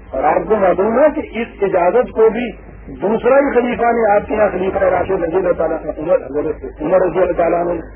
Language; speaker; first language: Urdu; non-native, local second language; Punjabi